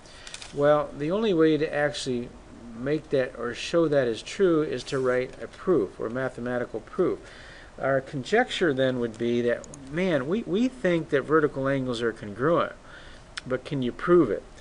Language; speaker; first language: English; native; English